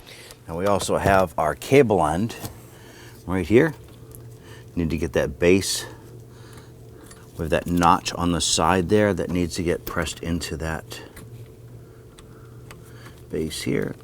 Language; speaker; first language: English; native; English